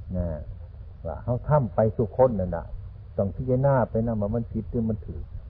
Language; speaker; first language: Thai; non-native, local second language; Northeastern Thai